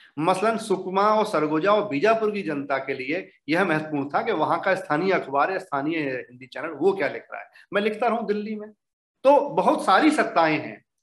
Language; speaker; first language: Hindi; native; Hindi